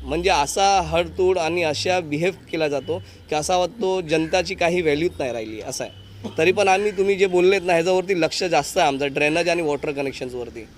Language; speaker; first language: Marathi; non-native, local second language; Hindi